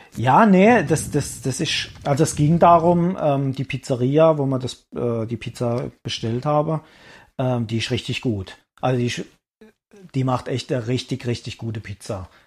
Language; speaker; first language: German; early bilingual, other home language; Italian